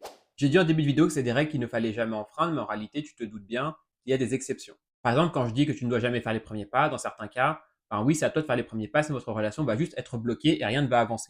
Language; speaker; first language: French; native; French